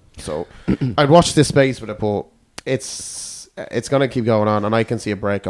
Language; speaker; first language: English; native; English